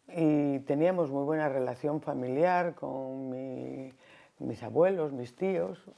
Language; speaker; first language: Spanish; native; Spanish